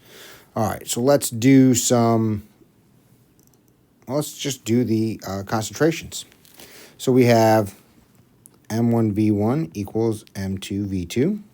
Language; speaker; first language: English; native; English